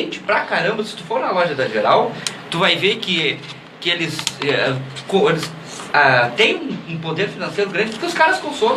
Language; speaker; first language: Portuguese; native; Portuguese